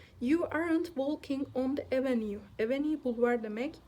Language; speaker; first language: English; non-native, fluent; Turkish